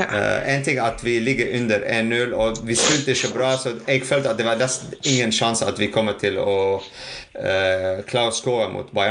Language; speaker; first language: Norwegian; non-native, fluent; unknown